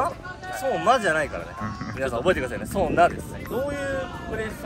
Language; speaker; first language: Japanese; native; Japanese